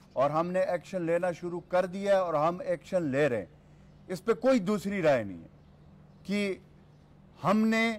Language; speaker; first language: Urdu; non-native, local second language; Pashto